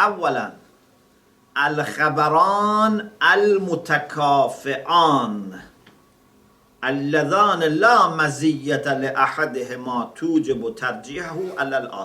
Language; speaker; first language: Arabic; non-native, fluent; Persian